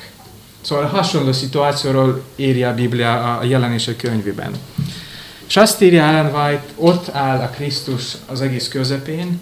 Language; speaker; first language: Hungarian; non-native, fluent; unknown